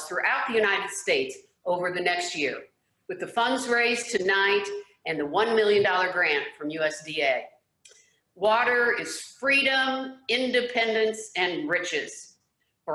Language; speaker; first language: English; native; English